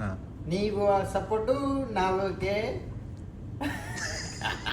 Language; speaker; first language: Kannada; non-native, learner; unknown